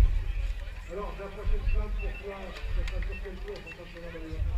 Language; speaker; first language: French; native; French